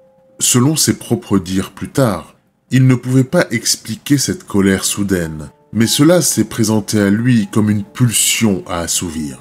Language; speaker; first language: French; native; French